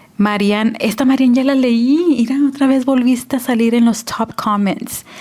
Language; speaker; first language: Spanish; early bilingual, heritage; Spanish